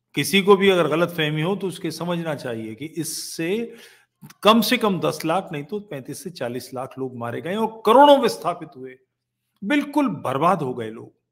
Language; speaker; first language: Hindi; native; Hindi